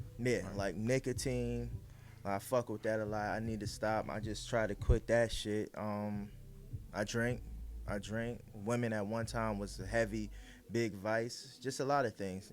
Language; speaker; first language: English; native; English